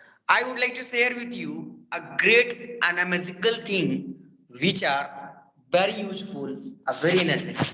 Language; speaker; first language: English; non-native, learner; Bhojpuri